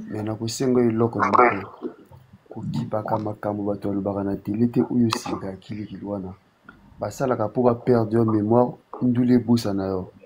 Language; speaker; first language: Lingala; native; Lingala